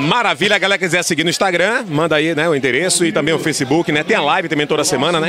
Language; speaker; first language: Portuguese; native; Portuguese